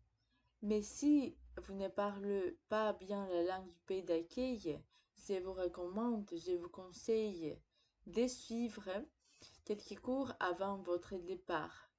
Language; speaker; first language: French; non-native, fluent; Greek